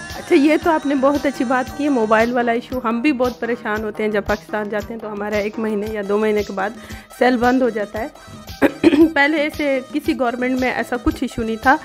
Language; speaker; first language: Urdu; non-native, local second language; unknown